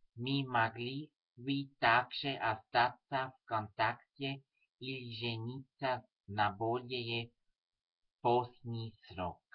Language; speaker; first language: Russian; non-native, learner; Swiss German